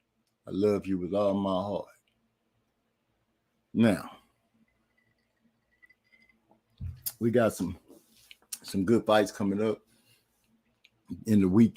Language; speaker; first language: English; native; English